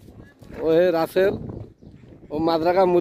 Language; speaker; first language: Hindi; non-native, learner; Bangla